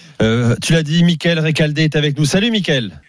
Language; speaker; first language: French; native; French